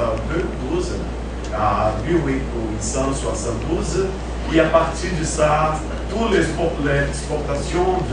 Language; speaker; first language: French; non-native, fluent; Portuguese